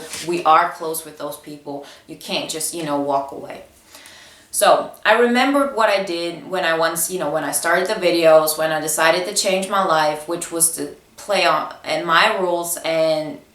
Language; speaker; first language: English; non-native, fluent; Bulgarian